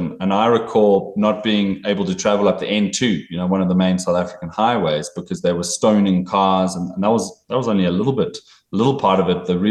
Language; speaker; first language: English; native; English